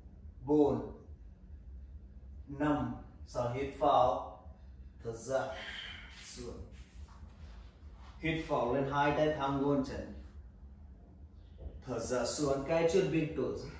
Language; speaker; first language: Vietnamese; non-native, learner; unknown